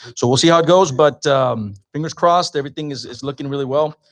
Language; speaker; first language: English; native; English